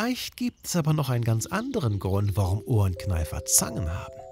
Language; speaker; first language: German; native; German